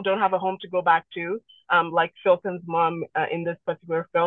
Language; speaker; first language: English; non-native, local second language; Yoruba